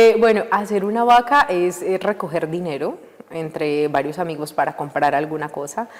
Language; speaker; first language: Spanish; native; Spanish